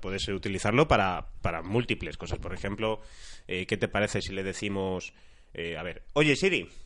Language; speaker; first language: Spanish; native; Spanish